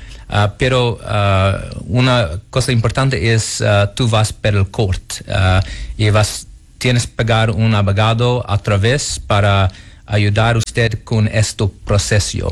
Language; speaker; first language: Spanish; non-native, learner; Portuguese